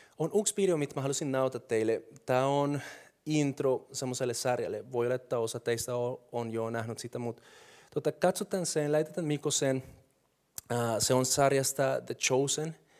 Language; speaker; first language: Finnish; non-native, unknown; Spanish